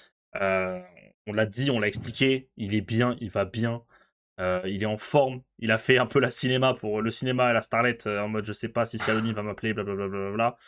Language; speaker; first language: French; native; French